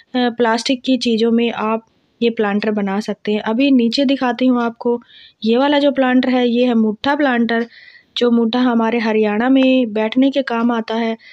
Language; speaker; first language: Hindi; native; Hindi